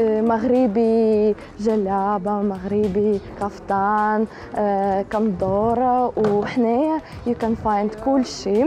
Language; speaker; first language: Arabic; non-native, learner; Russian